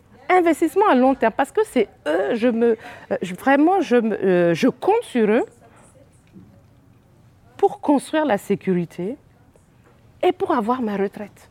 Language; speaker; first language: French; non-native, local second language; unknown